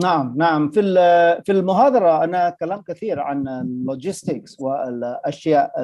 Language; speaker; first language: Arabic; non-native, fluent; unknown